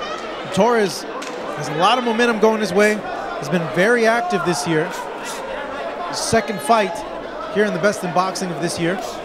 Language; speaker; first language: English; native; English